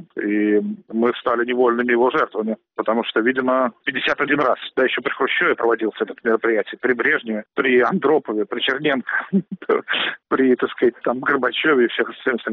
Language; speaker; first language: Russian; native; Russian